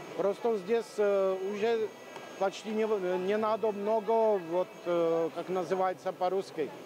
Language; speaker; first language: Russian; non-native, learner; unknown